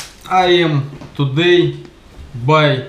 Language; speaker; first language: English; non-native, learner; Russian